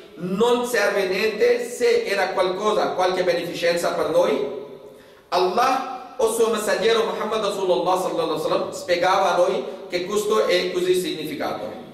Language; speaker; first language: Italian; non-native, fluent; Urdu